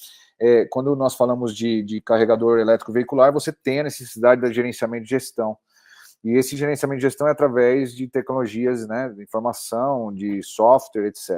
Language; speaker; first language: Portuguese; native; Portuguese